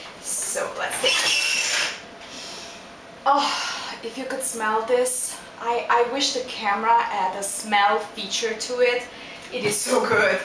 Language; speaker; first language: English; non-native, fluent; Italian